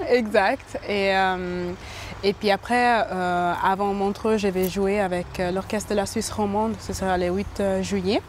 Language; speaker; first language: French; non-native, fluent; Italian